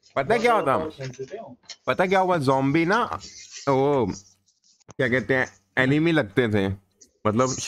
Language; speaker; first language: Hindi; native; Hindi